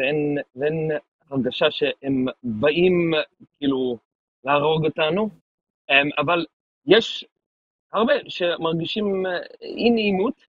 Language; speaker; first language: Hebrew; non-native, fluent; English